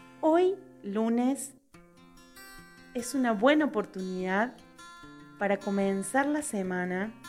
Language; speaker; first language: Spanish; native; Spanish